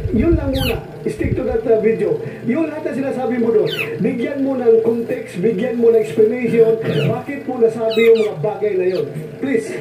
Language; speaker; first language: Filipino; non-native, local second language; Cebuano